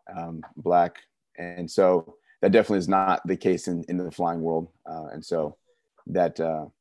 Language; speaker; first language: English; native; English